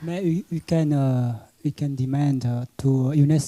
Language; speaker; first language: English; non-native, learner; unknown